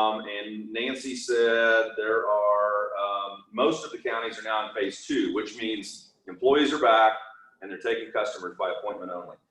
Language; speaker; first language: English; native; English